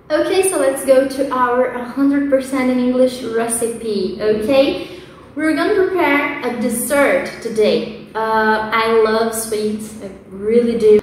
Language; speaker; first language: English; non-native, fluent; Portuguese